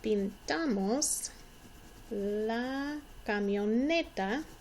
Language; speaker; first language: Spanish; non-native, learner; English